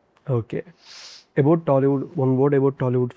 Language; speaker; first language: Telugu; native; Telugu